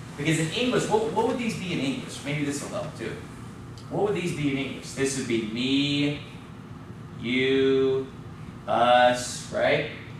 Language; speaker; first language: English; native; English